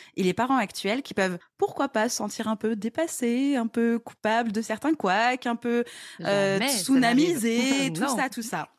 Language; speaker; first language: French; native; French